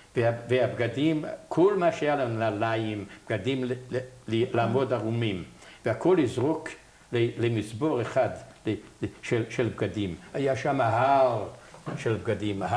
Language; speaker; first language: Hebrew; non-native, fluent; Yiddish